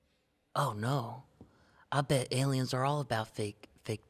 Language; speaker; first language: English; native; English